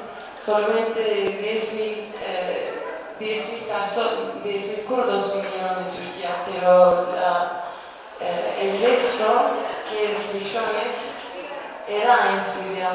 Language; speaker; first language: Spanish; non-native, fluent; Kurdish